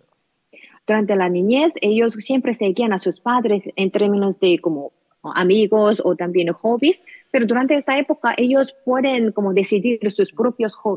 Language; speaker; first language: Spanish; non-native, learner; Korean